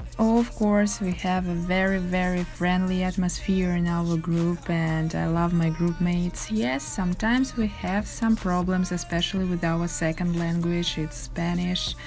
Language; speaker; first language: English; non-native, fluent; Russian